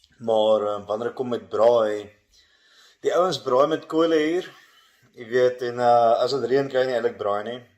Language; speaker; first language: Afrikaans; native; Afrikaans